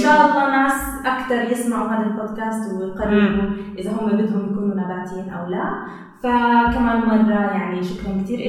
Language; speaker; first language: Arabic; native; Arabic